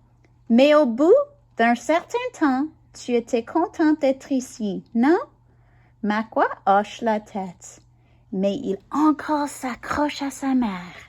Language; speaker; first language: French; non-native, learner; English